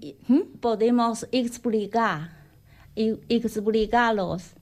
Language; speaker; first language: Spanish; non-native, learner; Chinese